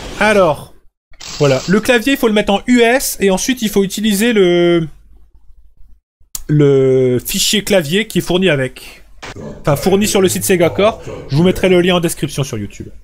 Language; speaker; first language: French; native; French